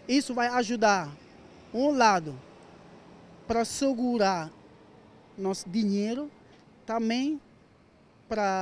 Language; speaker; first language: Portuguese; non-native, learner; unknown